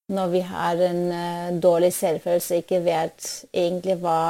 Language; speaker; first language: Norwegian; non-native, fluent; German